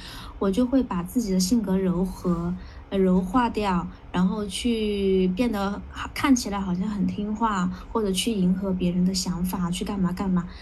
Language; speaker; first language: Chinese; native; Chinese